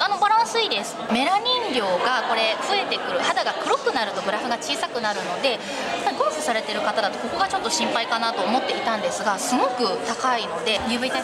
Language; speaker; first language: Japanese; native; Japanese